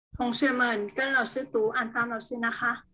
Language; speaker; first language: Chinese; non-native, fluent; Thai